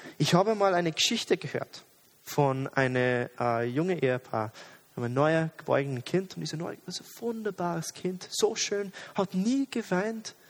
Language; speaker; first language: German; non-native, fluent; English